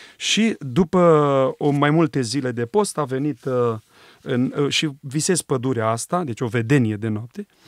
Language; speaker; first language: Romanian; native; Romanian